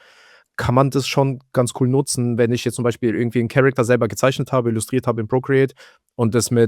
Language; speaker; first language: German; native; German